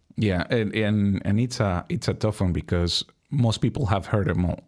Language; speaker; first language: English; non-native, fluent; Spanish